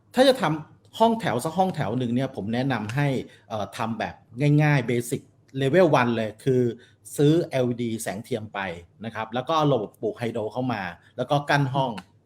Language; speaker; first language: Thai; native; Thai